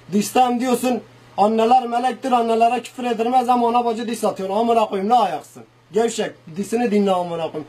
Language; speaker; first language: Turkish; non-native, local second language; Zaza